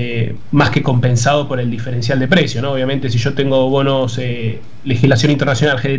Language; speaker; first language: Spanish; native; Spanish